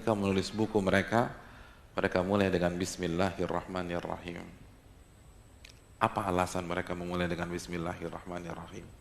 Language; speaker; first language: Indonesian; native; Indonesian